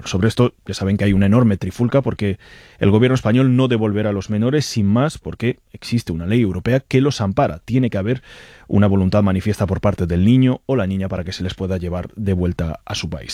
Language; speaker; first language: Spanish; native; Spanish